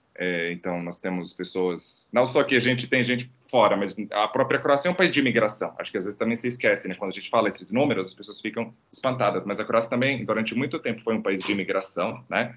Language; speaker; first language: Portuguese; non-native, fluent; Croatian